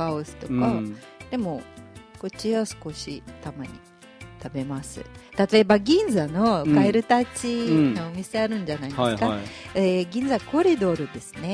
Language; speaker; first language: Japanese; non-native, fluent; Russian